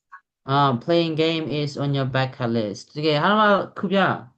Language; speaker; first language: English; non-native, fluent; Burmese